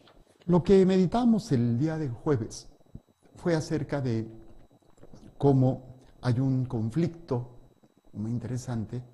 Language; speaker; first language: Spanish; native; Spanish